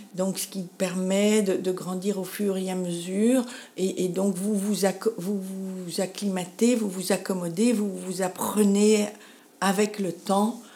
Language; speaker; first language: French; native; French